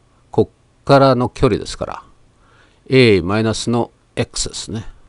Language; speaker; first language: Japanese; native; Japanese